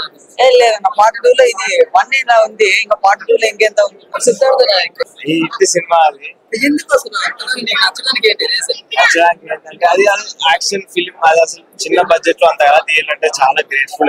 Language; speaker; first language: Telugu; native; Telugu